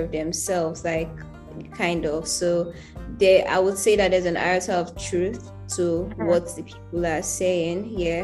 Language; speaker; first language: English; non-native, local second language; Hausa